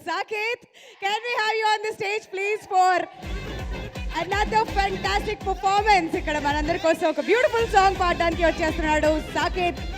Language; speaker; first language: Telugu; native; Telugu